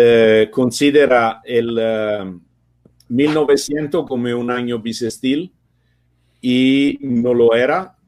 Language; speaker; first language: Spanish; non-native, fluent; Italian